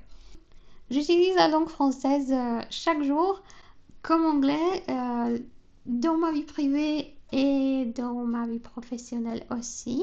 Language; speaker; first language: French; non-native, fluent; Polish